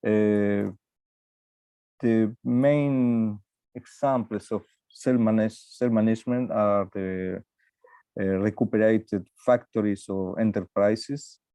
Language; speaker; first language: English; non-native, learner; Spanish